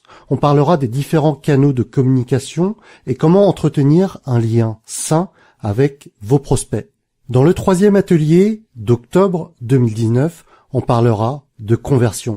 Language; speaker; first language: French; native; French